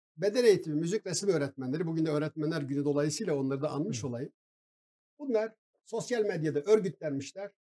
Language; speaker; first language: Turkish; non-native, local second language; Kurdish